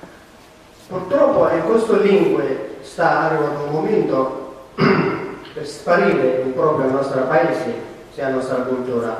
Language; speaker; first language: Italian; non-native, learner; Tibetan